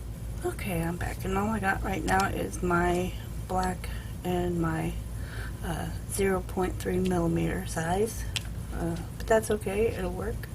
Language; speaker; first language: English; native; English